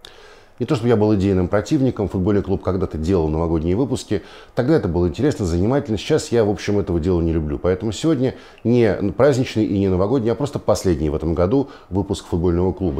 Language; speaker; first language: Russian; native; Russian